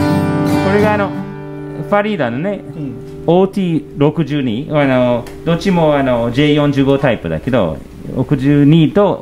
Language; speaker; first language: Japanese; non-native, fluent; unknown